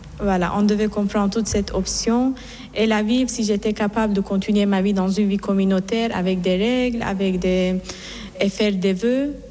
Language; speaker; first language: French; non-native, fluent; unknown